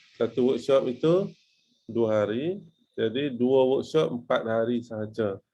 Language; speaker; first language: Malay; native; Malay